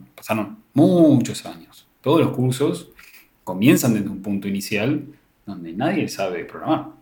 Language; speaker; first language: Spanish; native; Spanish